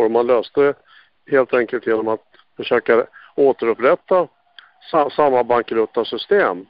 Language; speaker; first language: Swedish; native; Swedish